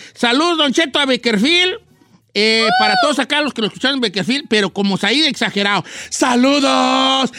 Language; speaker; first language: Spanish; native; Spanish